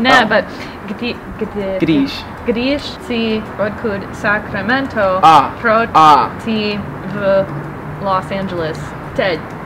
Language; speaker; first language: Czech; non-native, learner; English